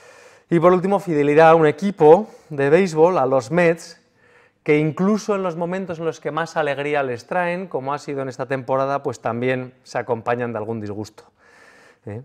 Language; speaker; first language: Spanish; native; Spanish